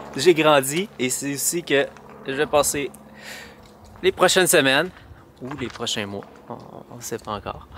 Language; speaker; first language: French; native; French